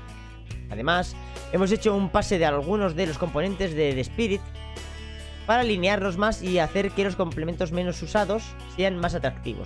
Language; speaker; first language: Spanish; native; Spanish